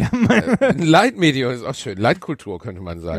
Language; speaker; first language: German; native; German